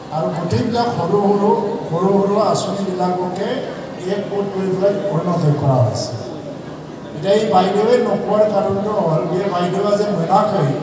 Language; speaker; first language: Assamese; non-native, local second language; Bodo